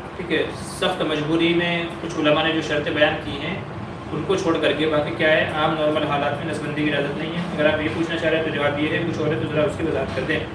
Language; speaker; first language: Urdu; native; Urdu